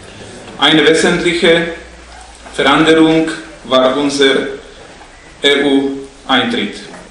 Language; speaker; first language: German; non-native, fluent; Slovak